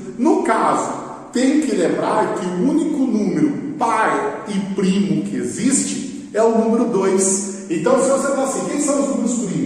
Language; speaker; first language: Portuguese; native; Portuguese